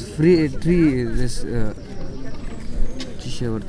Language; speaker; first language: English; non-native, learner; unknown